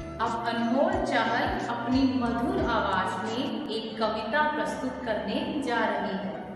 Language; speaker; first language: Hindi; native; Hindi